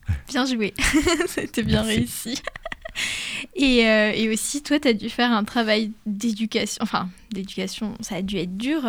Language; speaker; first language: French; native; French